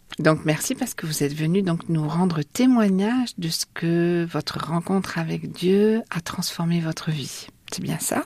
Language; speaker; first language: French; native; French